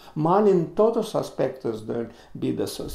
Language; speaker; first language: Spanish; non-native, learner; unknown